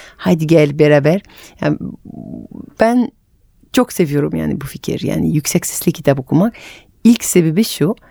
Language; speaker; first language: Turkish; non-native, fluent; French